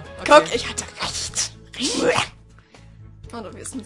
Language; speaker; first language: German; native; German